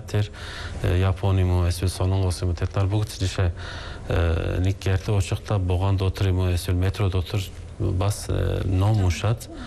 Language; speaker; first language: Mongolian; non-native, fluent; Turkish